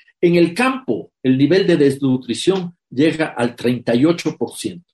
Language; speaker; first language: Spanish; native; Spanish